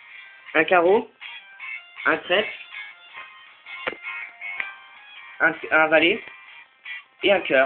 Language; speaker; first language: French; native; French